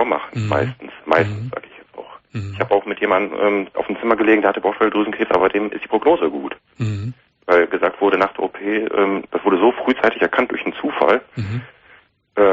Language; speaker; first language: German; native; German